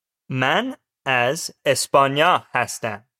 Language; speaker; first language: Persian; non-native, learner; English